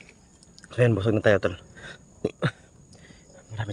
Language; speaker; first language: Filipino; non-native, local second language; Cebuano